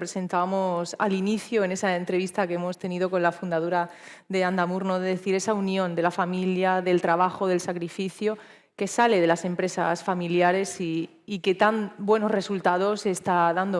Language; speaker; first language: Spanish; native; Spanish